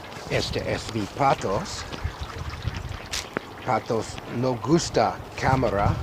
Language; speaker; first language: Spanish; non-native, learner; English